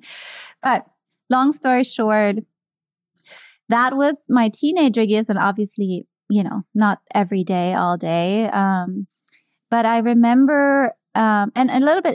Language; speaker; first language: English; non-native, fluent; German